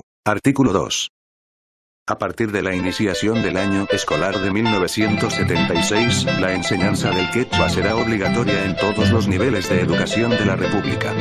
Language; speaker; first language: Spanish; native; Spanish